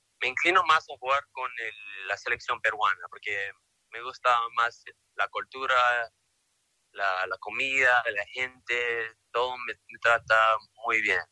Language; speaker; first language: Spanish; early bilingual, heritage; Spanish